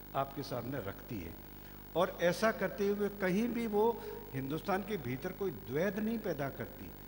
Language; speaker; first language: Hindi; native; Hindi